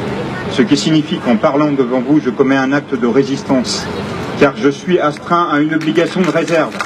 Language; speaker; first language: French; native; French